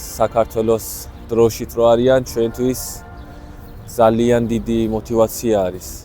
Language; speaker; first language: Georgian; native; Georgian